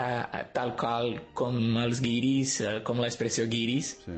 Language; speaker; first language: Catalan; non-native, fluent; Portuguese